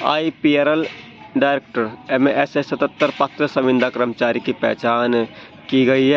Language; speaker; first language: Hindi; native; Hindi